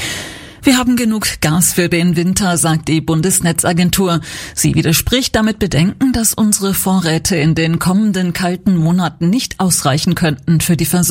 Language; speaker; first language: German; native; German